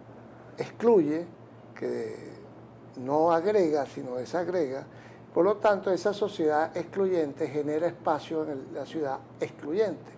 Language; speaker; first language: Spanish; native; Spanish